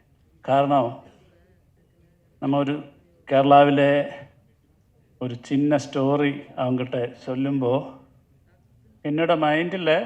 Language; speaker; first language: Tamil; non-native, learner; Malayalam